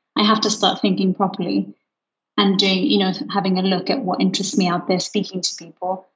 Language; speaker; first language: English; non-native, fluent; Luxembourgish